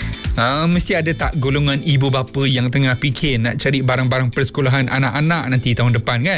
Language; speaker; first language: Malay; native; Malay